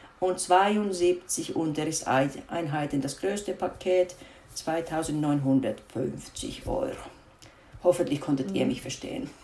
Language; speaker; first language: German; non-native, fluent; Finnish